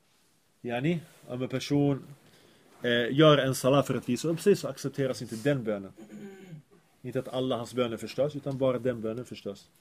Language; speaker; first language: Swedish; early bilingual, other home language; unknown